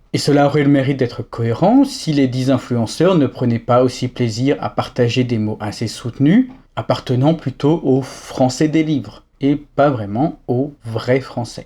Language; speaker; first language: French; native; French